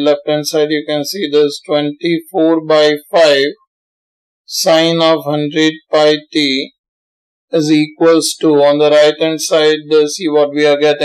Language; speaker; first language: English; non-native, local second language; Hindi